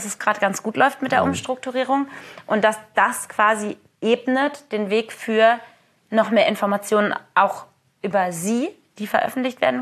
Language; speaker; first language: German; native; German